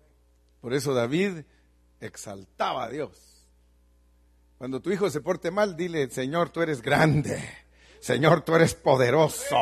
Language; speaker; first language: Spanish; native; Spanish